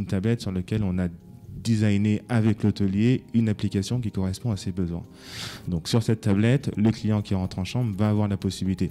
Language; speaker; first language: French; native; French